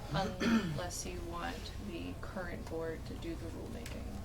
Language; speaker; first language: English; native; English